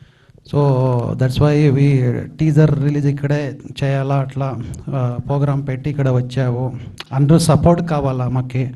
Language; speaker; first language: Telugu; non-native, learner; Kannada